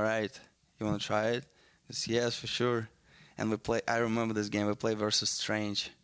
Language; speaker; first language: English; non-native, learner; Russian